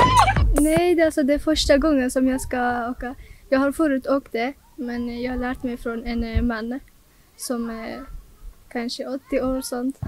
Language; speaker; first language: Swedish; non-native, learner; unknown